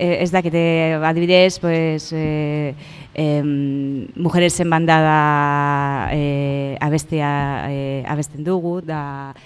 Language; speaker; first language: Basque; non-native, local second language; Spanish